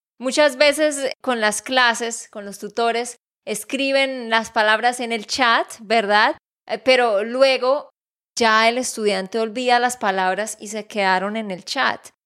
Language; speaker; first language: Spanish; native; Spanish